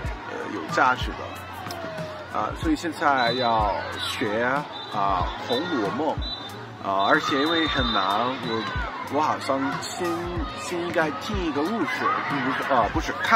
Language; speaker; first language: Chinese; non-native, fluent; English